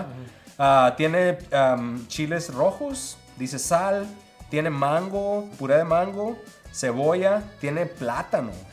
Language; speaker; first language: Spanish; native; Spanish